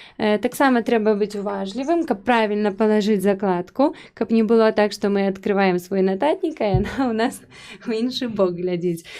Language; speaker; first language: Belarusian; native; Belarusian